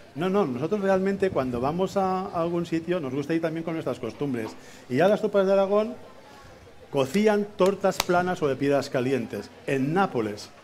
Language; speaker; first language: Spanish; native; Spanish